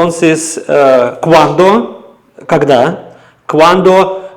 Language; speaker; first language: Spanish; non-native, fluent; Russian